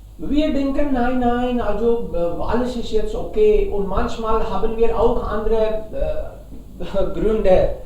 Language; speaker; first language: German; non-native, fluent; Hindi